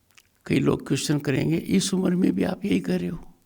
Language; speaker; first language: Hindi; native; Hindi